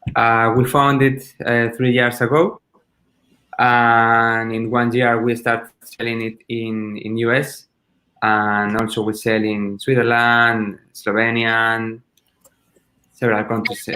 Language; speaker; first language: English; non-native, learner; Spanish